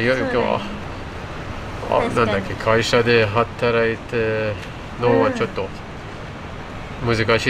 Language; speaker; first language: Japanese; non-native, learner; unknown